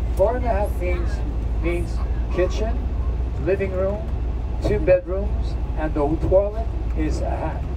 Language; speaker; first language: English; non-native, fluent; French